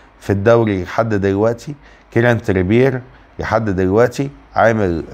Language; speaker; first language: Arabic; native; Arabic